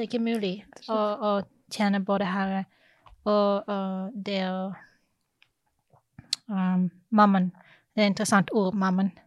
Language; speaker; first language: Norwegian; non-native, fluent; English